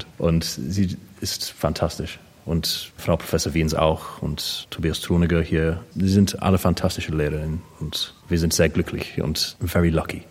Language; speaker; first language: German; non-native, learner; English